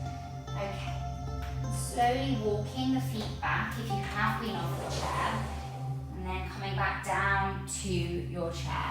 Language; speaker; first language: English; native; English